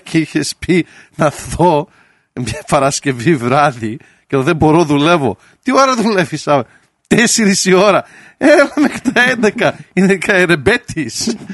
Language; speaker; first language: Greek; early bilingual, heritage; Greek